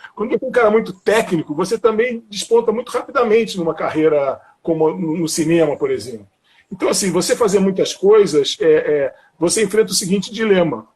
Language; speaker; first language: Portuguese; native; Portuguese